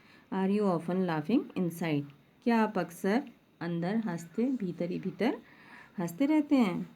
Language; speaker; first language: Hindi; native; Hindi